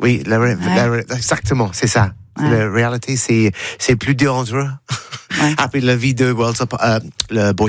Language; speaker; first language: French; non-native, learner; English